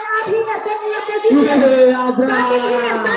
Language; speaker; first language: English; non-native, learner; Indonesian